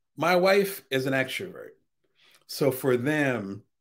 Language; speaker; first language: English; native; English